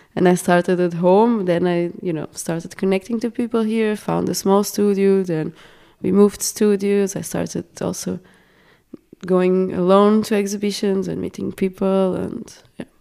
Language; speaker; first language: English; non-native, fluent; Portuguese